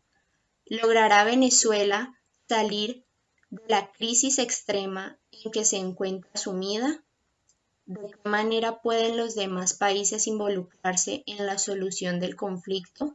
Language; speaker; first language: Spanish; native; Spanish